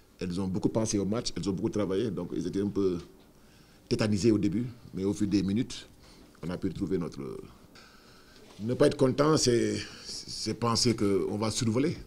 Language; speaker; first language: French; non-native, local second language; Wolof